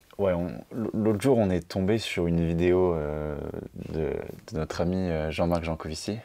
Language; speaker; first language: French; native; French